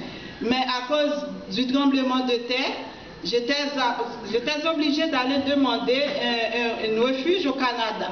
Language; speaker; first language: French; non-native, local second language; Haitian Creole